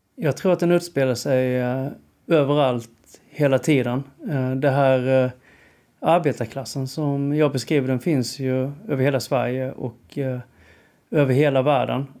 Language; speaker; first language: Swedish; native; Swedish